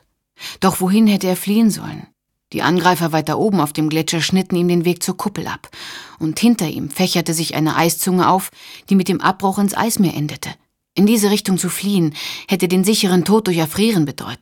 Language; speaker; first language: German; native; German